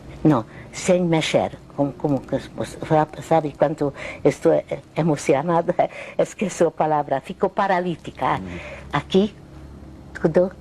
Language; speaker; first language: Portuguese; non-native, fluent; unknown